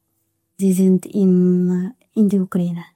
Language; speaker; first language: German; non-native, learner; Russian